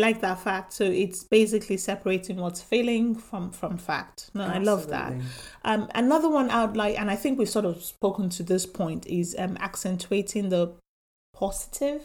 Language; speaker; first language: English; non-native, local second language; Yoruba